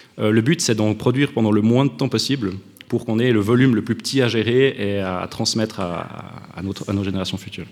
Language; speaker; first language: French; native; French